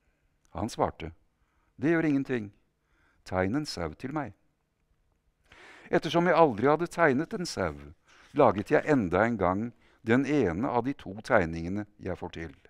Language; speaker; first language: Norwegian; native; Norwegian